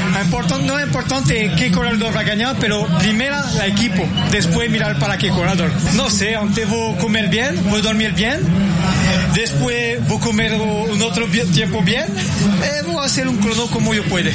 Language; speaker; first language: Portuguese; non-native, learner; Spanish